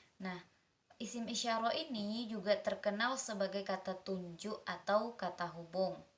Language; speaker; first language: Indonesian; native; Indonesian